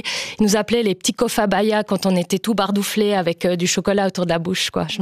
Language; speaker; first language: French; native; French